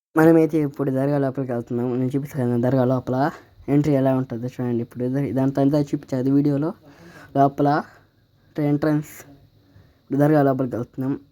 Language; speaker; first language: Telugu; non-native, local second language; Urdu